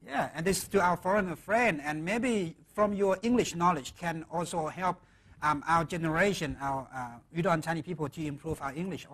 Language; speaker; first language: English; non-native, fluent; Thai